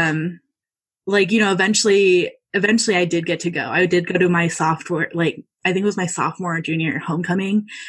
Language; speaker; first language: English; native; English